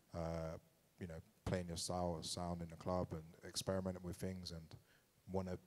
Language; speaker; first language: English; native; English